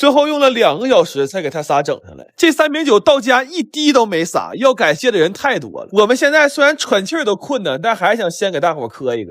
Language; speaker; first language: Chinese; native; Chinese